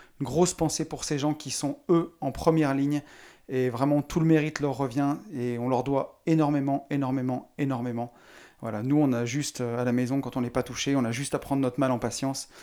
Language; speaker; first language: French; native; French